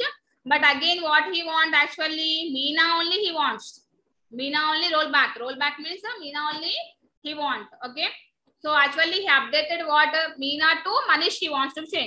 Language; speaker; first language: English; non-native, local second language; Telugu